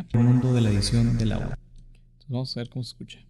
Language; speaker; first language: Spanish; native; Spanish